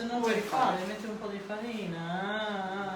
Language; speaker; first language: Italian; early bilingual, heritage; Italian